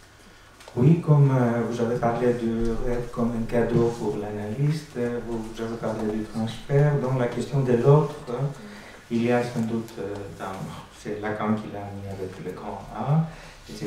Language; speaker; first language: French; non-native, fluent; Greek